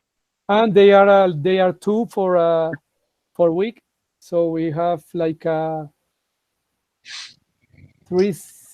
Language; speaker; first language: English; non-native, fluent; Spanish